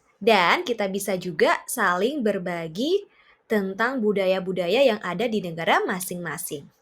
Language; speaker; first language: Indonesian; native; Indonesian